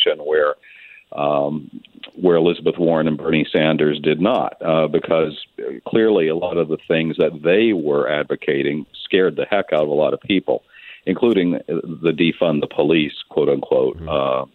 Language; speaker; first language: English; native; English